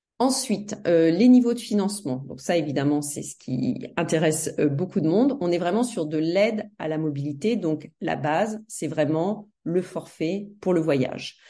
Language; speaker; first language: French; native; French